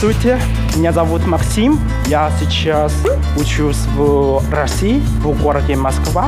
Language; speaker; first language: Russian; non-native, learner; Chinese